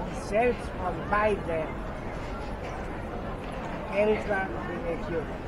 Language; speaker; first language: German; non-native, fluent; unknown